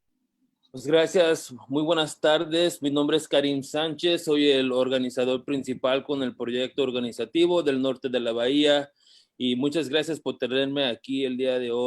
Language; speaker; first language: Spanish; early bilingual, heritage; Spanish